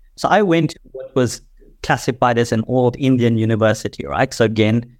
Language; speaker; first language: English; native; English